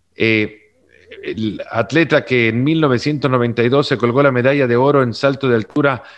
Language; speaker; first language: Spanish; native; Spanish